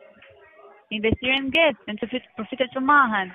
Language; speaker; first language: German; non-native, learner; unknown